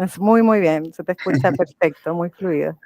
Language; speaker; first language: Spanish; native; Spanish